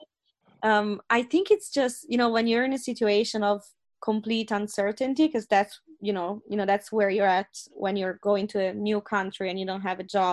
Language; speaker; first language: English; non-native, fluent; Italian